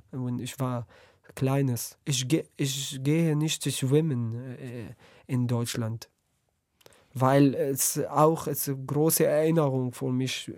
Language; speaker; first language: German; non-native, learner; Arabic